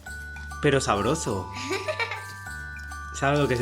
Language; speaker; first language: Spanish; native; Spanish